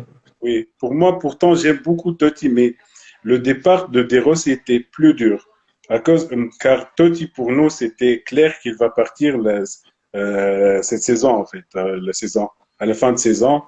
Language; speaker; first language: French; non-native, local second language; Arabic